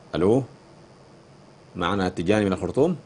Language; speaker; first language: Arabic; native; Arabic